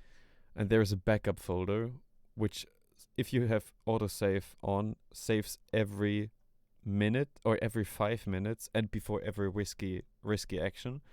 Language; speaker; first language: English; non-native, fluent; German